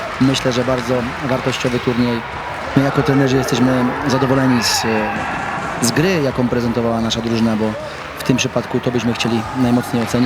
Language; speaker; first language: Polish; native; Polish